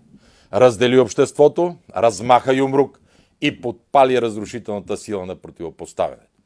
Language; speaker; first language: Bulgarian; native; Bulgarian